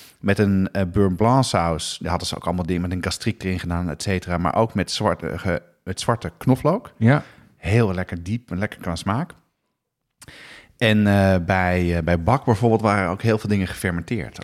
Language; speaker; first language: Dutch; native; Dutch